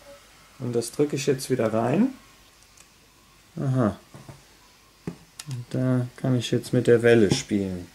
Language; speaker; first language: German; native; German